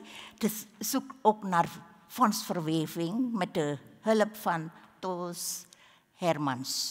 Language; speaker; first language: Dutch; non-native, learner; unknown